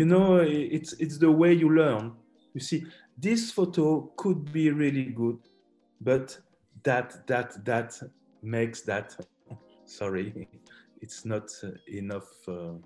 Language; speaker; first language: English; non-native, learner; French